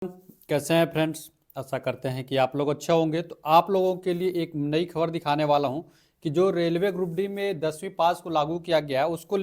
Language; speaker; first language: Hindi; native; Hindi